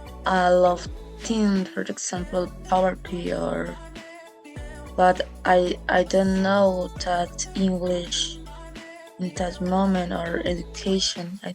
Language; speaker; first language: English; non-native, learner; Spanish